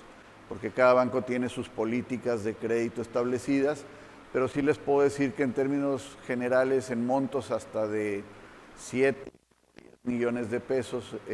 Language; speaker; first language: Spanish; native; Spanish